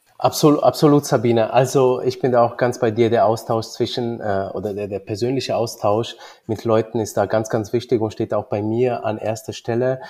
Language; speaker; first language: German; early bilingual, other home language; Romanian